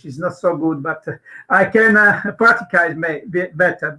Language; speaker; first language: English; non-native, learner; Italian